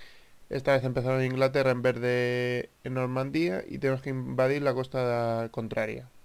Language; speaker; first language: Spanish; native; Spanish